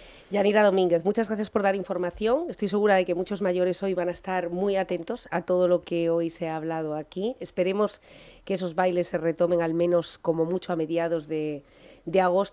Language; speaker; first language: Spanish; native; Spanish